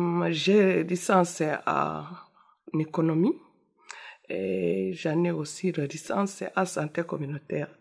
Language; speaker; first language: French; non-native, learner; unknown